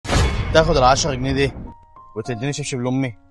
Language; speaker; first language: Arabic; native; Arabic